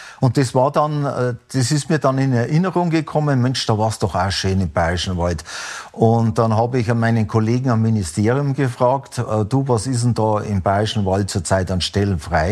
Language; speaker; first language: German; native; German